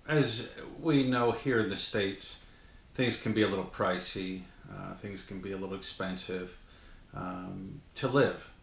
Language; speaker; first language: English; native; English